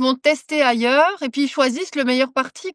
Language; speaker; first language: French; native; French